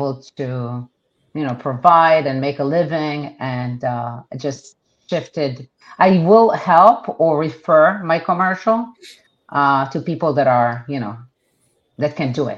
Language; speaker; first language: English; non-native, fluent; Hebrew